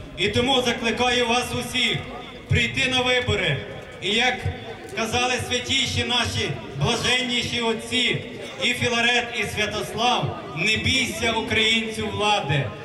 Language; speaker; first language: Ukrainian; native; Ukrainian